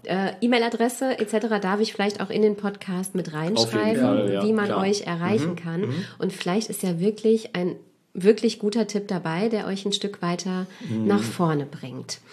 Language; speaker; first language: German; native; German